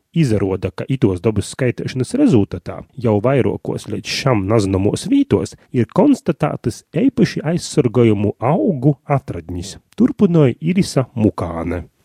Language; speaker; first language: Latvian; native; Latvian